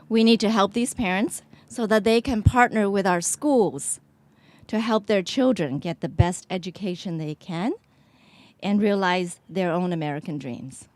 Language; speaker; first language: English; early bilingual, other home language; Chinese